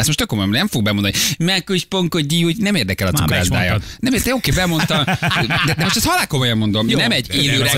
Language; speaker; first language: Hungarian; native; Hungarian